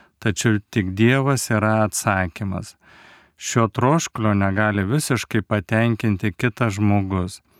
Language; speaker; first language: Lithuanian; native; Lithuanian